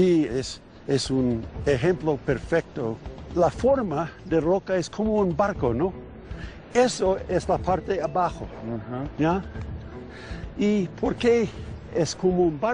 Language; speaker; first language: Spanish; non-native, learner; English